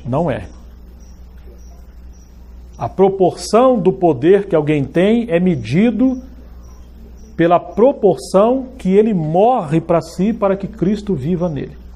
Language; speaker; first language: Portuguese; native; Portuguese